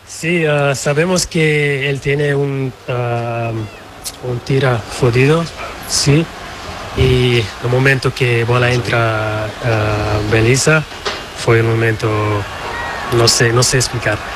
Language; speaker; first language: Spanish; non-native, learner; Portuguese